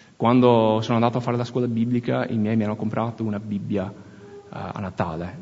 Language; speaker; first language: Italian; non-native, fluent; English